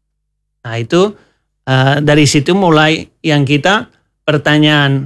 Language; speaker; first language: Indonesian; non-native, learner; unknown